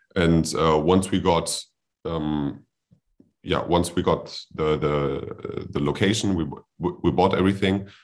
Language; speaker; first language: English; non-native, fluent; German